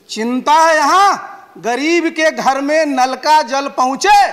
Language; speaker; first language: Hindi; native; Hindi